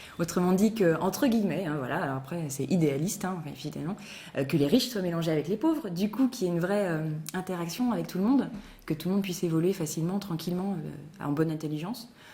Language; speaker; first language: French; native; French